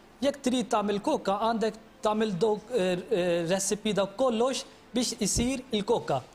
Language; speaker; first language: Maltese; non-native, fluent; Urdu